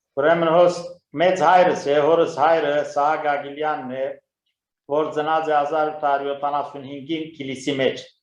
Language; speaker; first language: Armenian; native; Armenian